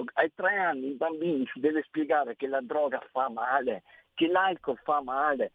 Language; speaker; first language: Italian; native; Italian